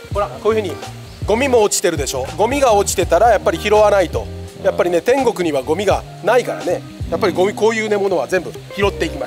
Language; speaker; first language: Japanese; native; Japanese